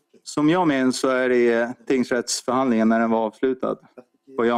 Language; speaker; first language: Swedish; native; Swedish